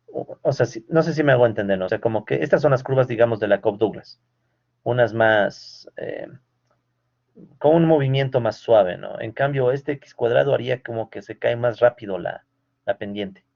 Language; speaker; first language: Spanish; native; Spanish